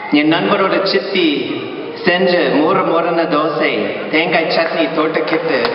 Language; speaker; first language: Tamil; non-native, fluent; English